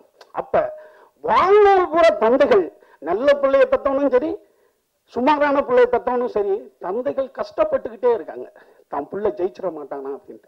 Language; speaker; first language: Tamil; native; Tamil